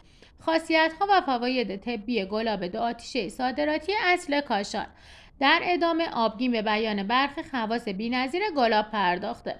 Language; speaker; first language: Persian; native; Persian